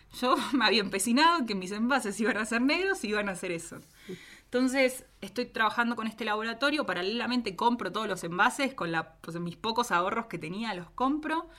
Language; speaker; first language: Spanish; native; Spanish